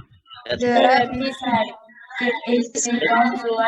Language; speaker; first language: English; non-native, learner; Indonesian